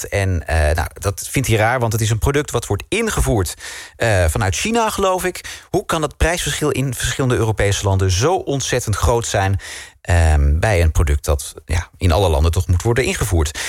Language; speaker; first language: Dutch; native; Dutch